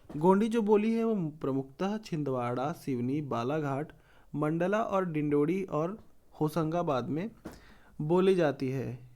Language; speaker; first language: Hindi; native; Hindi